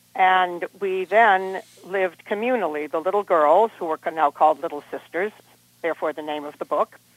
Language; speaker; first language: English; native; English